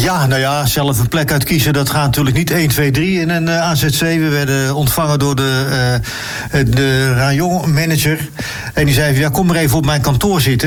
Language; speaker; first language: Dutch; native; Dutch